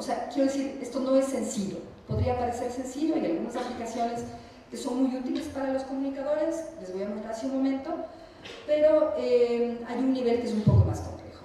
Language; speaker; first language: Spanish; native; Spanish